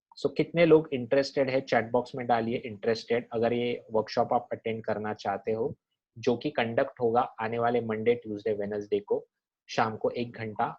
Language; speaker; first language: Hindi; non-native, local second language; Marathi